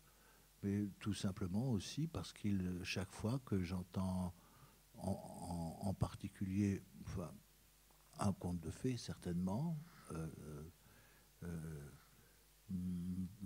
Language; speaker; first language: French; native; French